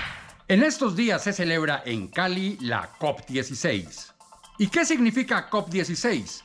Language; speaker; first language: Spanish; native; Spanish